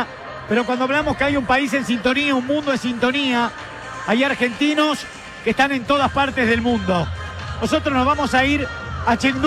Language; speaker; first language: Spanish; native; Spanish